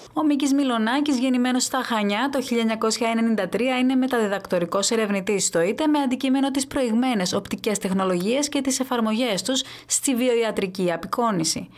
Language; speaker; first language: Greek; native; Greek